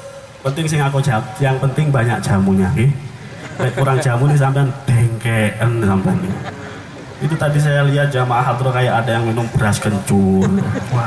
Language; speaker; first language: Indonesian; non-native, local second language; Javanese